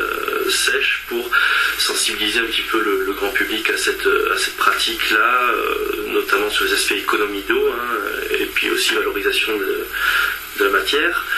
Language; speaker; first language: French; native; French